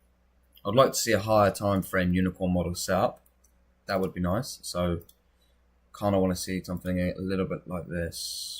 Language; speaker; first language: English; native; English